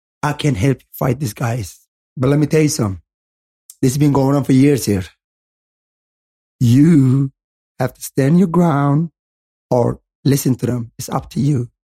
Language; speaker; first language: English; non-native, fluent; Somali